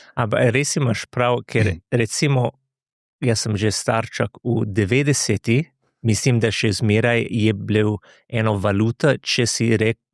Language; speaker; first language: Slovenian; non-native, fluent; English